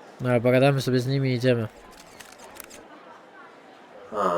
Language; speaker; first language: Polish; native; Polish